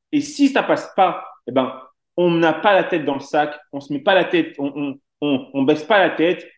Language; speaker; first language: French; native; French